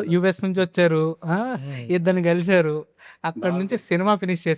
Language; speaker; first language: Telugu; native; Telugu